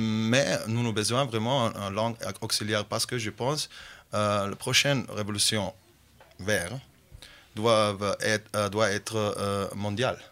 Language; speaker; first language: French; non-native, fluent; Bosnian